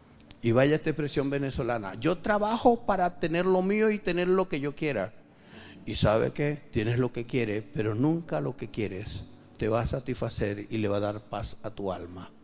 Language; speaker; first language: Spanish; native; Spanish